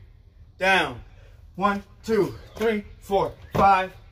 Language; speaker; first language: English; native; English